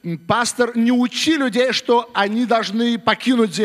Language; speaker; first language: Russian; native; Russian